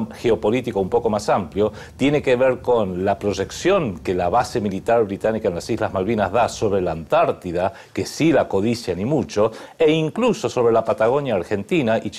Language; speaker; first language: Spanish; native; Spanish